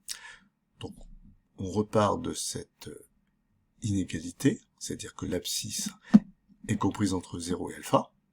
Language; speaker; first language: French; native; French